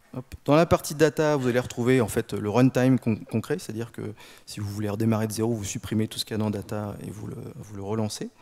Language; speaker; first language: French; native; French